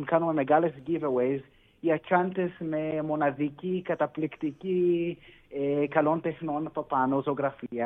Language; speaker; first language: Greek; early bilingual, heritage; Greek